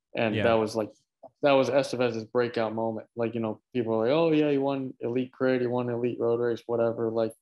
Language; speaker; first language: English; native; English